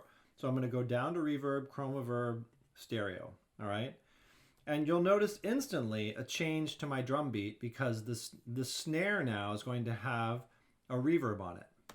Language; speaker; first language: English; native; English